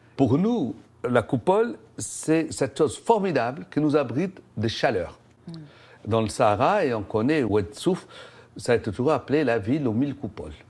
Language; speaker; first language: French; non-native, local second language; Arabic